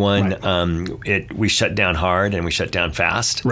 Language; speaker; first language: English; native; English